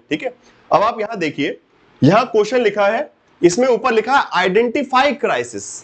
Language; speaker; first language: Hindi; native; Hindi